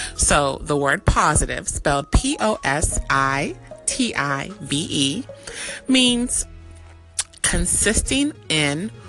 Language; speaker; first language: English; native; English